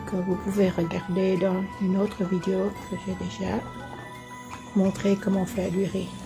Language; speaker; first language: French; non-native, learner; Vietnamese